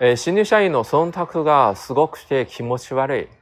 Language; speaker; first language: Japanese; non-native, fluent; Chinese